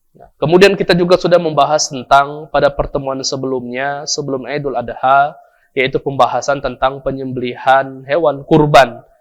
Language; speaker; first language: Malay; native; Malay